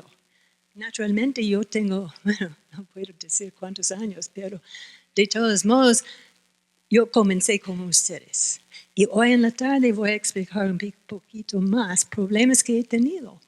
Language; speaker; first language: Spanish; non-native, fluent; English